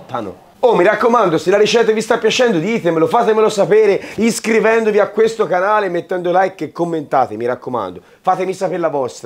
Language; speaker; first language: Italian; native; Italian